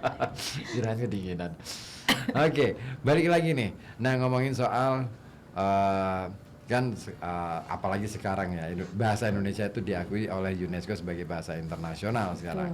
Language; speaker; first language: Indonesian; native; Indonesian